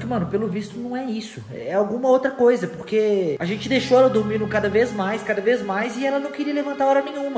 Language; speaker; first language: Portuguese; native; Portuguese